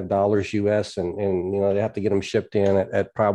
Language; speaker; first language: English; native; English